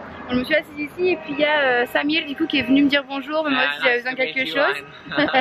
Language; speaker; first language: French; native; French